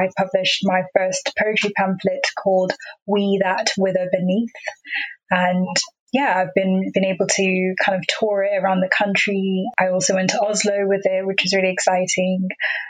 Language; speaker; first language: English; non-native, local second language; Xhosa